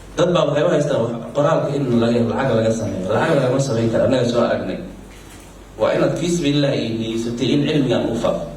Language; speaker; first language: Somali; native; Somali